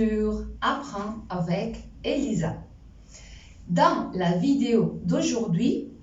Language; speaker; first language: French; non-native, fluent; Spanish